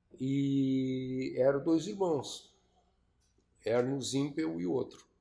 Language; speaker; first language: Portuguese; early bilingual, other home language; Chinese